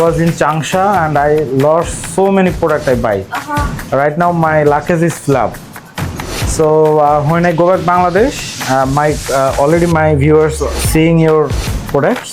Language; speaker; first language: English; non-native, learner; Bangla